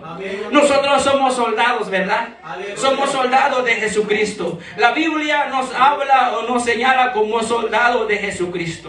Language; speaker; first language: Spanish; native; Spanish